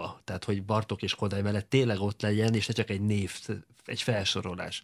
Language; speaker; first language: Hungarian; native; Hungarian